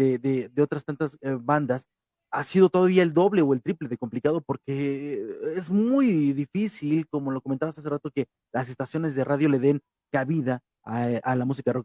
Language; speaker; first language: Spanish; native; Spanish